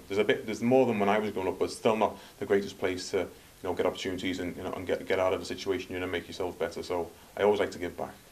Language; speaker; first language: English; native; English